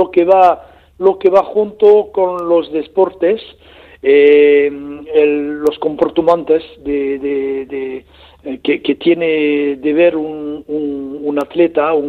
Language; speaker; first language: Spanish; non-native, learner; French